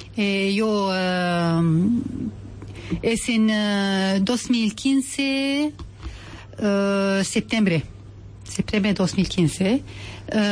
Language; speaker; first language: Spanish; non-native, learner; Arabic